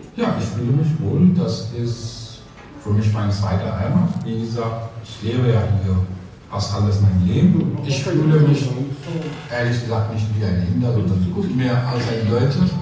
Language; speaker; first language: German; non-native, fluent; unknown